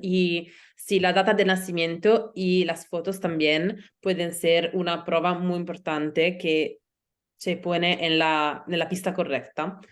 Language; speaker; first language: Spanish; non-native, learner; Italian